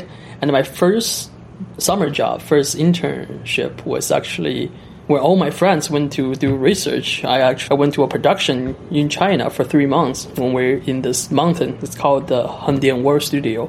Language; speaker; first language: English; non-native, fluent; Chinese